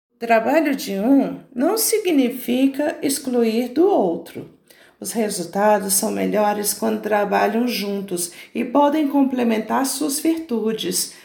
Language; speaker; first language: Portuguese; native; Portuguese